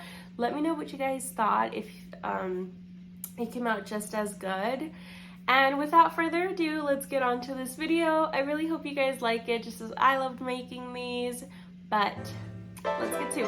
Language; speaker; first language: English; native; English